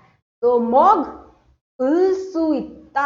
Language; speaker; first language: Korean; non-native, fluent; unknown